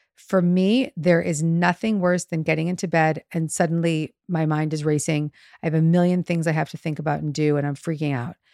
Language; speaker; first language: English; native; English